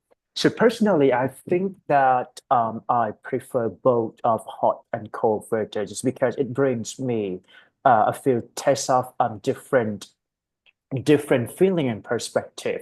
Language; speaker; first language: English; non-native, fluent; Thai